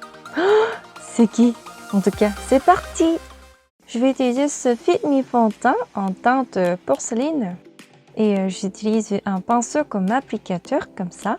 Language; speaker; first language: French; non-native, learner; Korean